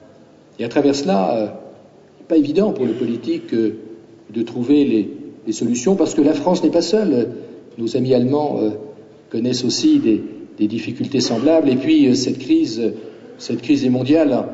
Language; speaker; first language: French; native; French